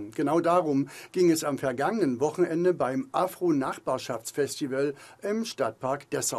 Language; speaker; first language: German; native; German